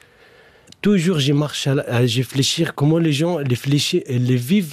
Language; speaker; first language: French; non-native, learner; Arabic